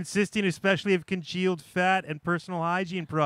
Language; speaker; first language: English; native; English